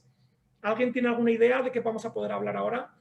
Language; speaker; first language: Spanish; native; Spanish